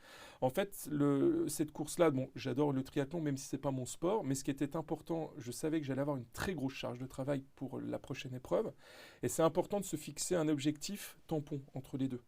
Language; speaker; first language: French; native; French